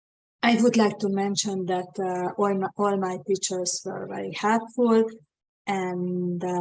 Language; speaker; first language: English; non-native, fluent; Hungarian